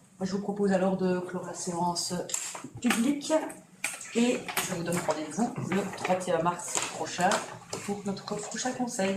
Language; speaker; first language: French; native; French